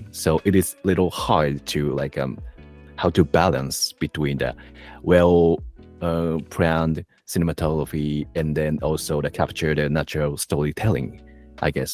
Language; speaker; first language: English; non-native, learner; Japanese